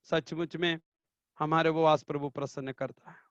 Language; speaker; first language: Hindi; non-native, local second language; Malayalam